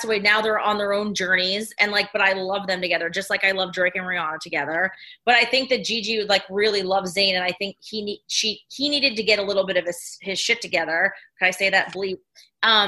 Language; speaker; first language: English; native; English